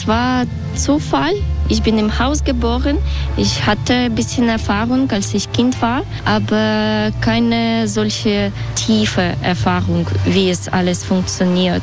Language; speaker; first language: German; non-native, learner; Russian